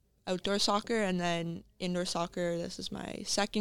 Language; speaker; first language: English; native; English